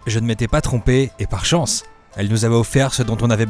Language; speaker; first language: French; native; French